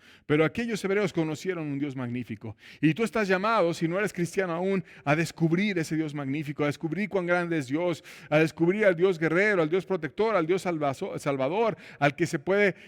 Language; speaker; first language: Spanish; native; Spanish